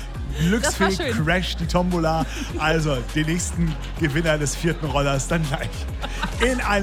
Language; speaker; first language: German; native; German